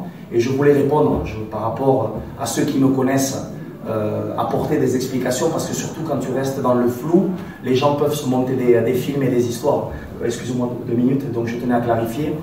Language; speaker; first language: French; native; French